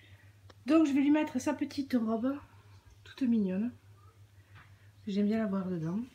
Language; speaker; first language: French; native; French